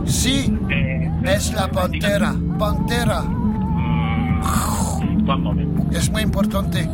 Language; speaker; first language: Spanish; non-native, learner; French